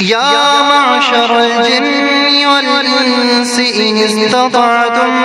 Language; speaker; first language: Arabic; native; Arabic